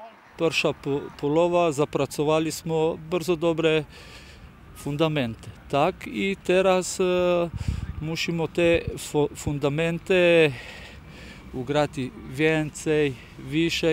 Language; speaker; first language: Polish; non-native, learner; Slovenian